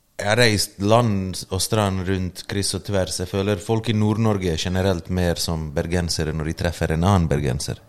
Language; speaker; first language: Norwegian; early bilingual, other home language; Bosnian